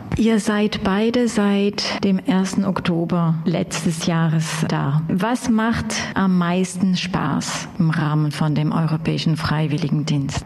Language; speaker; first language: German; native; German